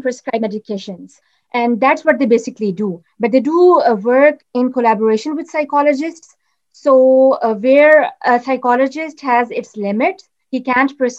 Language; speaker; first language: English; non-native, local second language; Urdu